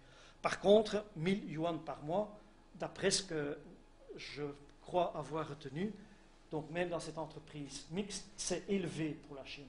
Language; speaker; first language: French; native; French